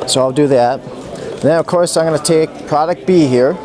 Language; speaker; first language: English; native; English